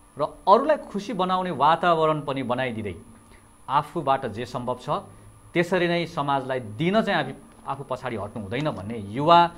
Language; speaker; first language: Nepali; native; Nepali